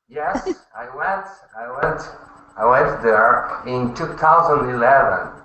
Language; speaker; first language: English; non-native, learner; Portuguese